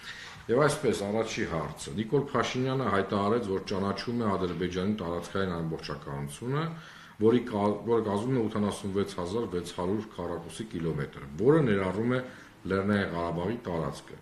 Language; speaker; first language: Armenian; native; Armenian